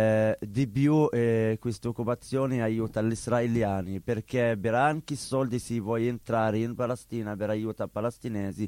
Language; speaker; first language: Italian; non-native, learner; Arabic